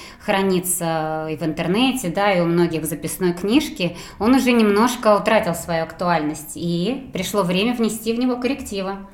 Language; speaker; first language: Russian; native; Russian